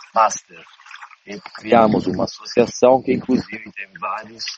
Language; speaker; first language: Portuguese; non-native, fluent; Italian